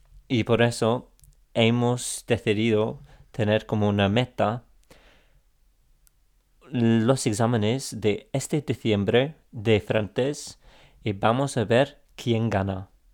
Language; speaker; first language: Spanish; non-native, fluent; English